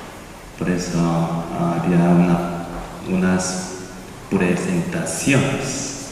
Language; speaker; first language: Spanish; non-native, learner; Korean